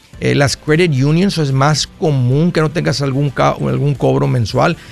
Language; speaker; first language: Spanish; native; Spanish